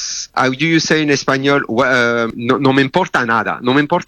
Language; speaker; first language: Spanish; non-native, fluent; Italian